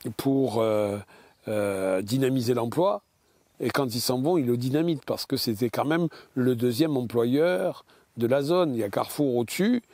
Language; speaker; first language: French; native; French